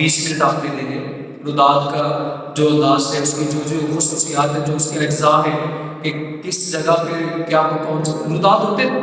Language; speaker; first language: Urdu; non-native, local second language; Punjabi